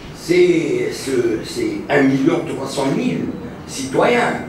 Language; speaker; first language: French; non-native, local second language; Arabic